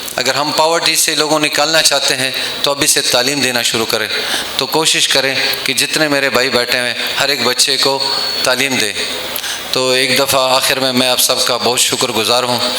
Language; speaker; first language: Urdu; non-native, local second language; Pashto